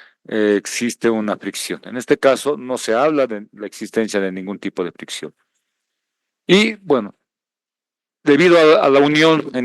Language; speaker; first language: Spanish; native; Spanish